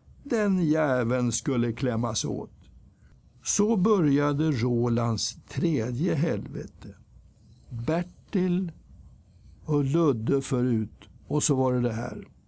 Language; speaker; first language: Swedish; native; Swedish